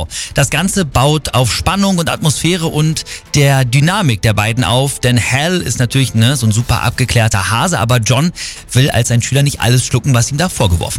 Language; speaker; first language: German; native; German